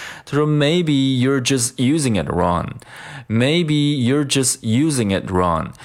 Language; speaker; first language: English; non-native, fluent; Chinese